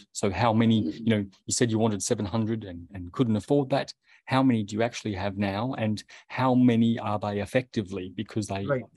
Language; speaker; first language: English; native; English